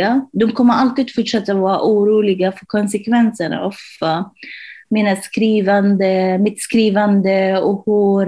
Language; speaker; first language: Swedish; non-native, fluent; Arabic